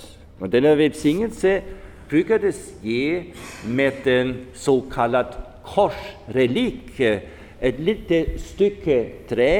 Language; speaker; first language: Swedish; non-native, fluent; German